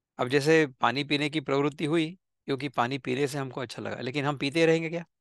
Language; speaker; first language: Hindi; non-native, local second language; Marathi